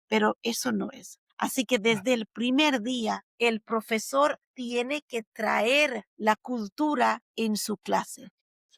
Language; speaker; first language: Spanish; non-native, fluent; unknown